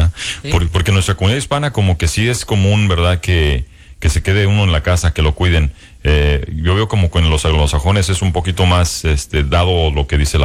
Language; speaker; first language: Spanish; native; Spanish